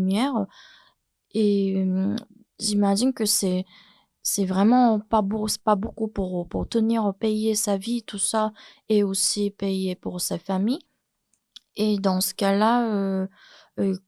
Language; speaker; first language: French; non-native, fluent; Chinese